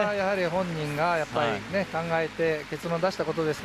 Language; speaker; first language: Japanese; native; Japanese